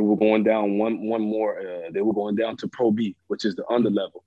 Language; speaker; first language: English; early bilingual, other home language; French